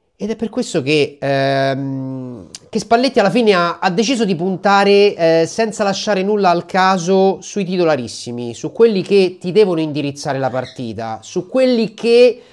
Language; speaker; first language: Italian; native; Italian